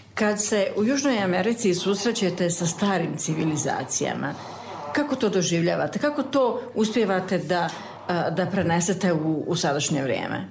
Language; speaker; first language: Serbian; native; Serbian